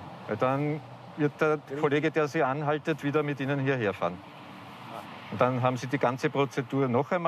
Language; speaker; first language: German; native; German